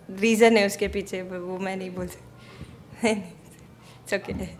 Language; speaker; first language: Hindi; native; Hindi